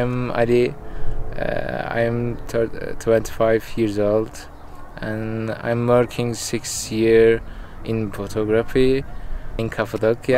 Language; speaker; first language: English; non-native, learner; Turkish